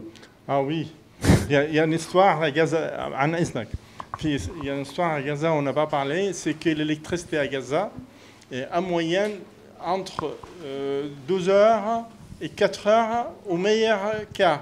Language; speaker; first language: French; non-native, fluent; Arabic